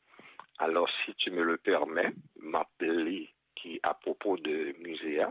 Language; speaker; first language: French; non-native, local second language; Haitian Creole